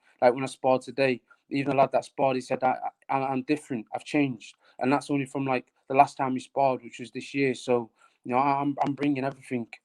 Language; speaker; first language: English; native; English